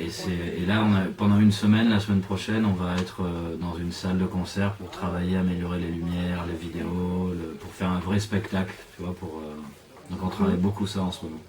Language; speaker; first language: French; native; French